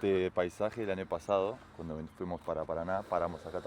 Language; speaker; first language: Spanish; native; Spanish